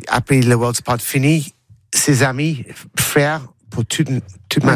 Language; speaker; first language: French; non-native, learner; English